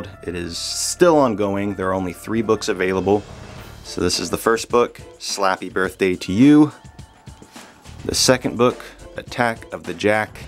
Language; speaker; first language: English; native; English